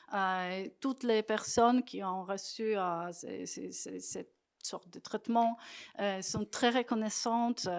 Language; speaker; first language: French; non-native, fluent; Polish